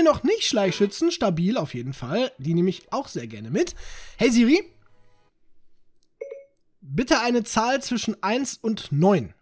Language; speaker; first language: German; native; German